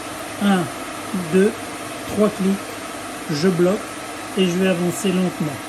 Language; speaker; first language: French; native; French